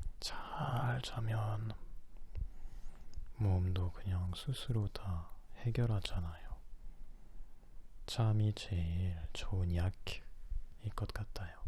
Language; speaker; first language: Korean; non-native, learner; French